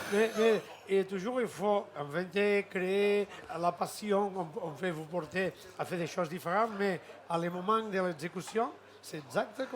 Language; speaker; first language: French; non-native, learner; Catalan